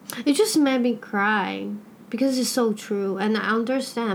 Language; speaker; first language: English; non-native, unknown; Chinese